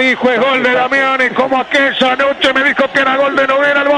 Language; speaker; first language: Spanish; native; Spanish